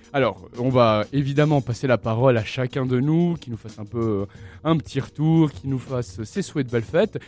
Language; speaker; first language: French; native; French